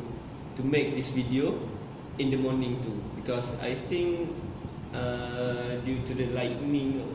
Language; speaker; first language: English; non-native, local second language; Malay